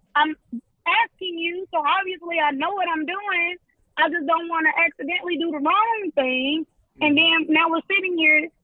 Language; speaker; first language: English; native; English